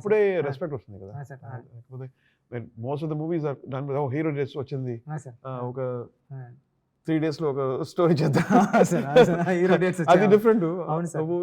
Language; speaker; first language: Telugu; non-native, local second language; Tamil